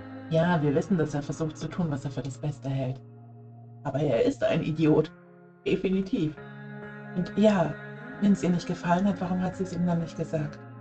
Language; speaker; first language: German; native; German